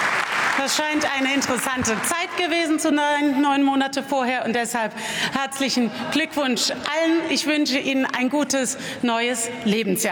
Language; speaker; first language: German; native; German